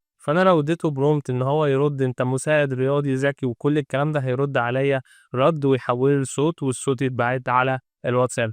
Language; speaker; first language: Arabic; native; Arabic